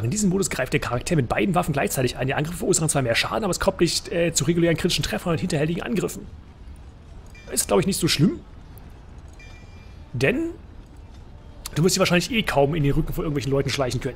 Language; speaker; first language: German; native; German